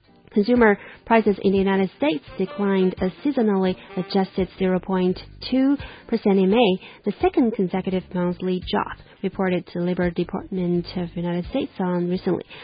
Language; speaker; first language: English; non-native, fluent; Chinese